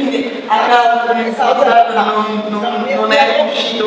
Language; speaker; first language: Italian; native; Italian